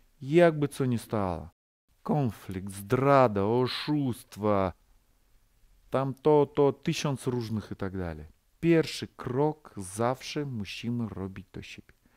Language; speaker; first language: Polish; non-native, fluent; Ukrainian